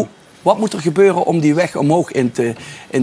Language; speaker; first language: Dutch; native; Dutch